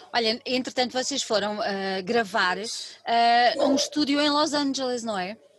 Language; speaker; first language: Portuguese; native; Portuguese